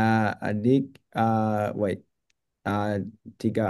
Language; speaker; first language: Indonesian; non-native, learner; English